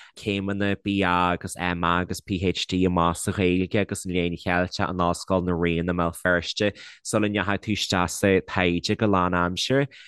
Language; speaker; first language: Irish; non-native, local second language; English